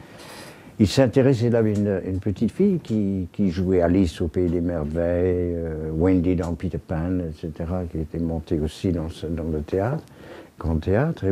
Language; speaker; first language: French; non-native, fluent; English